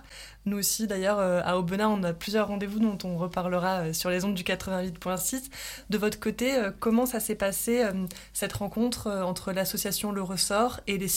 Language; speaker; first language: French; native; French